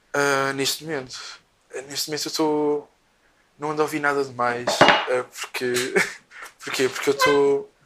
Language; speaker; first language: Portuguese; native; Portuguese